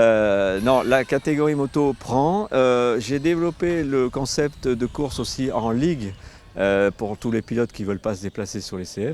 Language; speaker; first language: French; native; French